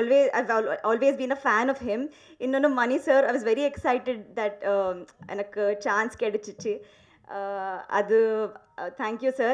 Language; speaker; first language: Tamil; non-native, learner; Telugu